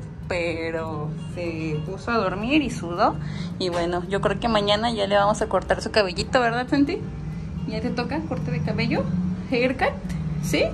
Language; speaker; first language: Spanish; native; Spanish